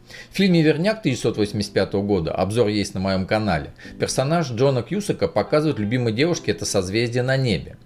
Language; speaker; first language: Russian; native; Russian